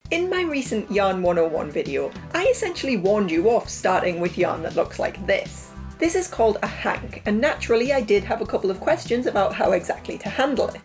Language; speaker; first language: English; native; English